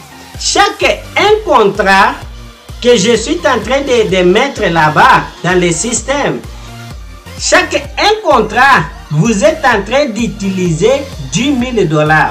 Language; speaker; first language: French; non-native, fluent; Portuguese